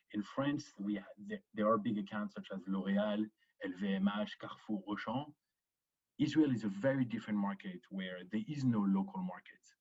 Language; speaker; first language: English; early bilingual, other home language; French